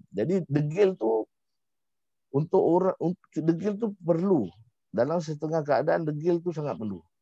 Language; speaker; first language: Malay; native; Malay